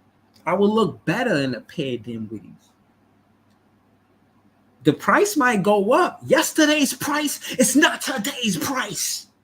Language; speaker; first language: English; native; English